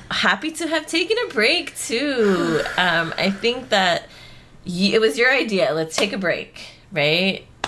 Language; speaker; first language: English; early bilingual, other home language; Spanish